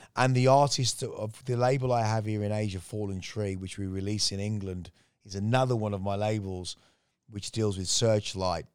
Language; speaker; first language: English; native; English